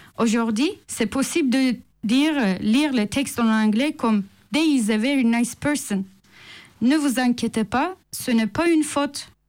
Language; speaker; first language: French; non-native, fluent; Turkish